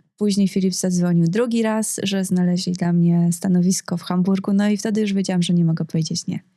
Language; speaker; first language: Polish; native; Polish